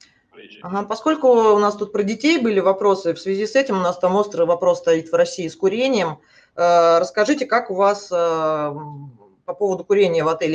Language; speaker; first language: Russian; native; Russian